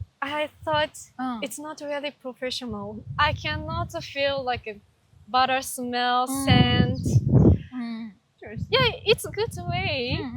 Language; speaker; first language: English; non-native, learner; Japanese